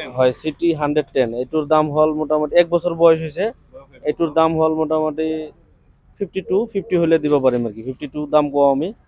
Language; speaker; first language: Assamese; non-native, local second language; Bangla